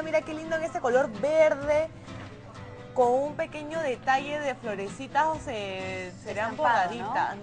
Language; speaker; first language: Spanish; native; Spanish